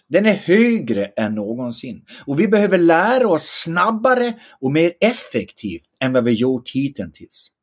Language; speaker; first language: Swedish; native; Swedish